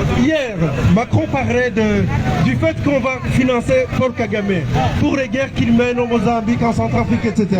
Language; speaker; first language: French; non-native, local second language; Kinyarwanda